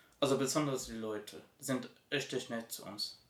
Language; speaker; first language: German; non-native, learner; Arabic